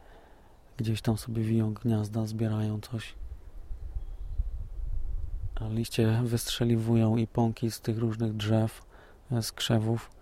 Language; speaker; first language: Polish; native; Polish